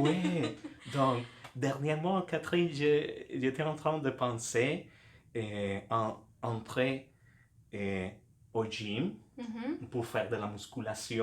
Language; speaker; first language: French; non-native, fluent; Spanish